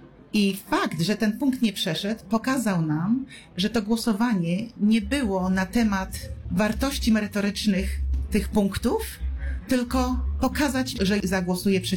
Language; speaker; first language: Polish; native; Polish